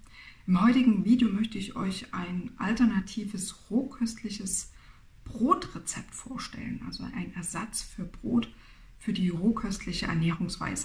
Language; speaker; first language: German; native; German